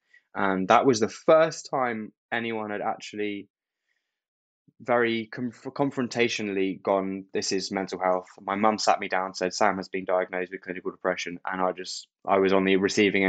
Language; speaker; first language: English; native; English